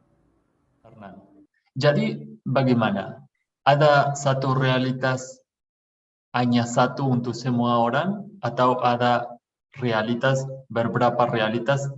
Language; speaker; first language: Indonesian; non-native, fluent; Spanish